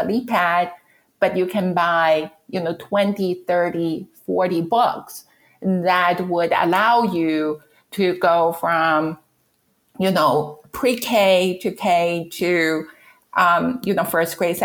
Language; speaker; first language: English; non-native, fluent; Chinese